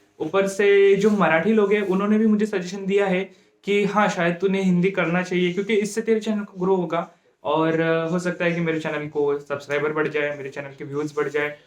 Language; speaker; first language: Hindi; non-native, local second language; Marathi